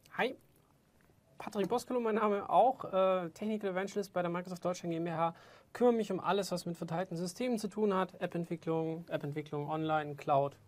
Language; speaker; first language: German; native; German